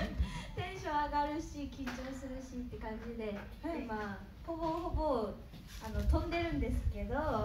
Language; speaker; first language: Japanese; native; Japanese